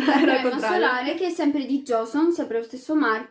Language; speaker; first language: Italian; early bilingual, other home language; Arabic